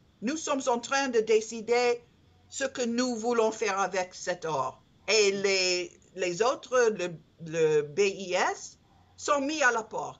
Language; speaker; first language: French; non-native, learner; English